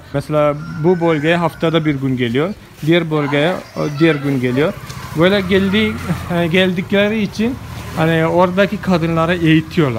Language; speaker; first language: Turkish; non-native, fluent; Malayalam